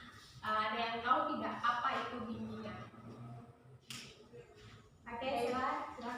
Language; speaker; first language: Indonesian; native; Indonesian